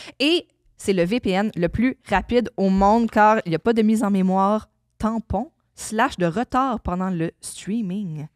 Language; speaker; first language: French; native; French